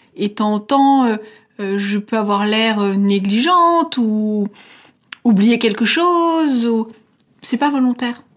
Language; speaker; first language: French; native; French